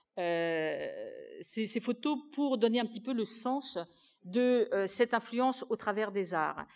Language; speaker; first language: French; native; French